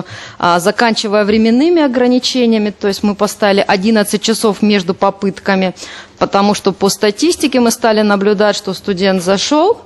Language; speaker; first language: Russian; native; Russian